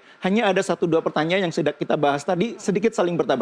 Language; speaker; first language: Indonesian; native; Indonesian